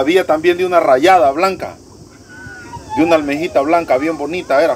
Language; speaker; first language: Spanish; native; Spanish